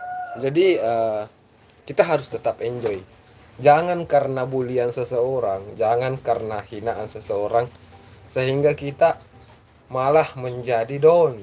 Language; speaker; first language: Indonesian; native; Indonesian